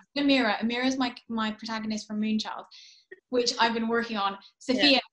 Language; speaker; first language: English; early bilingual, heritage; English